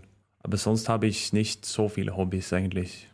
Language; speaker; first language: German; non-native, fluent; Norwegian